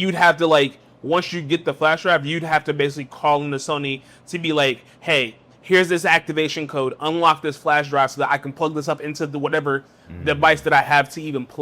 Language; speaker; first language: English; native; English